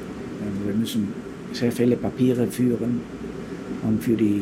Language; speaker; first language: German; non-native, fluent; Spanish